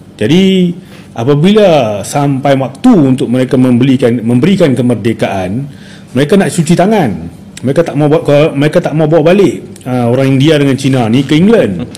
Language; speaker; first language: Malay; native; Malay